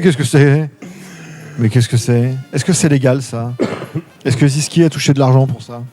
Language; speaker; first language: French; native; French